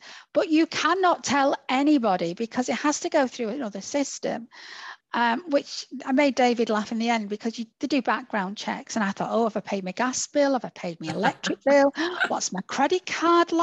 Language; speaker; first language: English; native; English